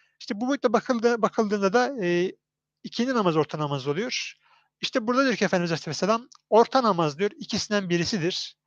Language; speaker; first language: Turkish; native; Turkish